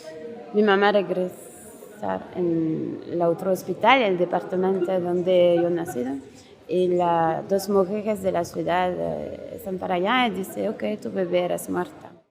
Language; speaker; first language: Spanish; non-native, learner; French